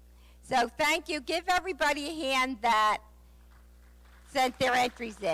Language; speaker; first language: English; native; English